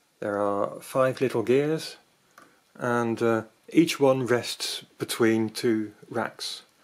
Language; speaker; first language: English; non-native, fluent; Dutch